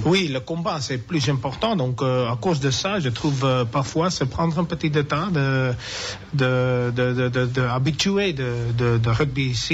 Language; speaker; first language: French; non-native, learner; English